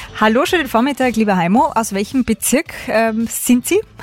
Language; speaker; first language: German; native; German